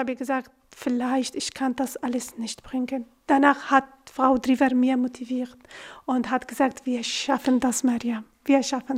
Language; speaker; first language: German; non-native, learner; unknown